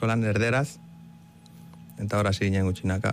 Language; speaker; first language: Basque; early bilingual, other home language; Arabic